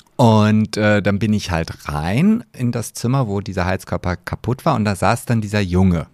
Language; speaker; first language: German; early bilingual, other home language; Polish